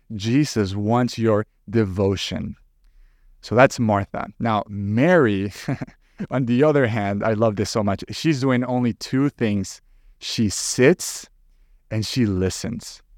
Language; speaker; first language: English; non-native, fluent; Spanish